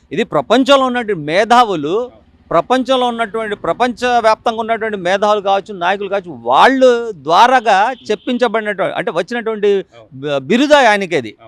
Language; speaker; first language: Telugu; non-native, local second language; Urdu